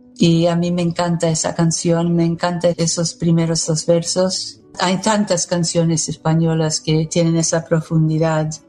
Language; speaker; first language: Spanish; non-native, fluent; English